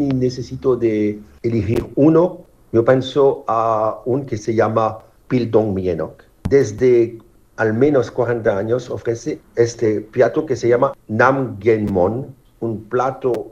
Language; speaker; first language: Spanish; non-native, learner; French